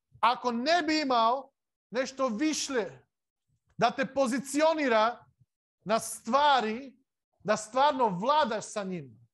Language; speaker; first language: Serbian; non-native, local second language; Slovak